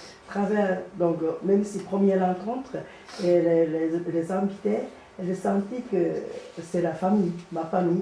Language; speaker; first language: French; non-native, learner; Japanese